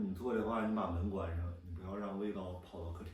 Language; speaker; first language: Chinese; native; Chinese